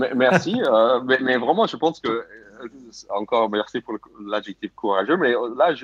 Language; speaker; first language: French; non-native, fluent; English